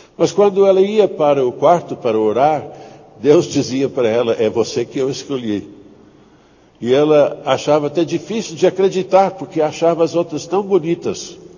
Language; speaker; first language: Portuguese; non-native, fluent; English